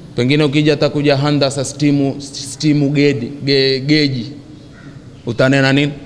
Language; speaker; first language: Swahili; native; Swahili